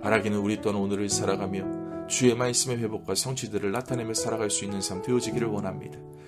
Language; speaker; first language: Korean; native; Korean